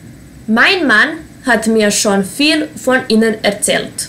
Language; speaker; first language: German; non-native, fluent; Serbian